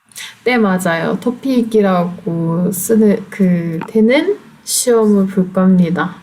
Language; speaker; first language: Korean; non-native, fluent; Turkish